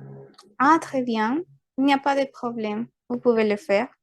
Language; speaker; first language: French; non-native, fluent; Spanish